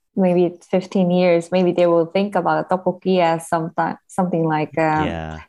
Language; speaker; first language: English; non-native, learner; Korean